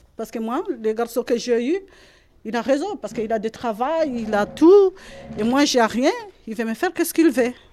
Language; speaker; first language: French; non-native, learner; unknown